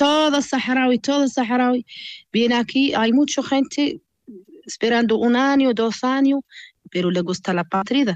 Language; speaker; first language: Spanish; non-native, learner; Arabic